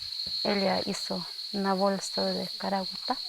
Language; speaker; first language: Spanish; non-native, local second language; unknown